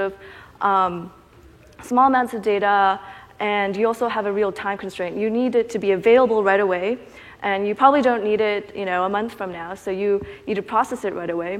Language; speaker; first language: English; native; English